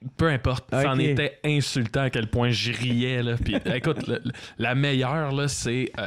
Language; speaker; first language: French; native; French